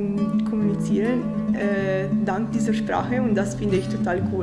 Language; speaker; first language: German; non-native, fluent; Italian